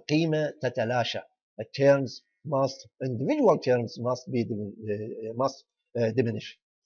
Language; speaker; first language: English; non-native, fluent; Arabic